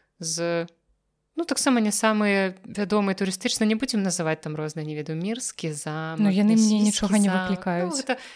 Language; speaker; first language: Belarusian; non-native, local second language; Russian